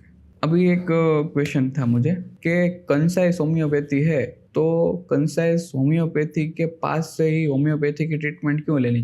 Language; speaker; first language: Hindi; non-native, local second language; Gujarati